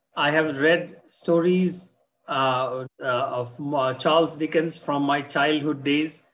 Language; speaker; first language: English; non-native, local second language; Hindi